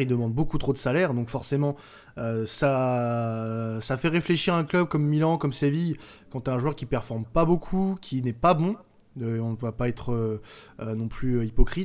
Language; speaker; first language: French; native; French